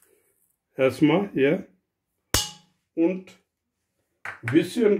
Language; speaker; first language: German; non-native, learner; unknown